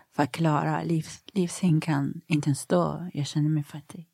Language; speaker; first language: Swedish; non-native, fluent; Persian